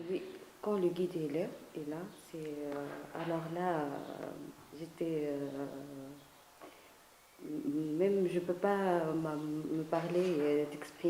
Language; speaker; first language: French; non-native, learner; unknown